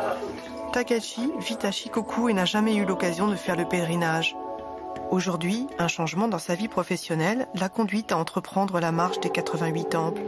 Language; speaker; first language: French; native; French